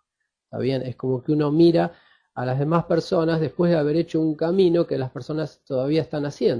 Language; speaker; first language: Spanish; native; Spanish